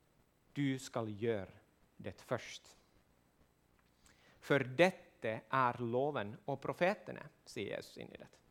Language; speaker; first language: Swedish; non-native, fluent; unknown